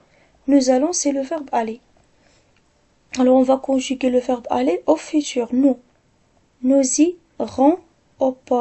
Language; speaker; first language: French; non-native, local second language; Arabic